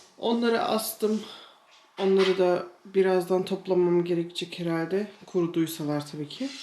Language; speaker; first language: Turkish; early bilingual, heritage; Turkish